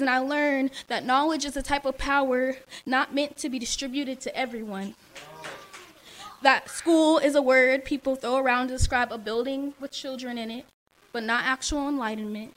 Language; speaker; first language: English; native; English